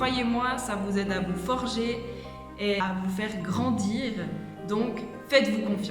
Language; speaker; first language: French; native; French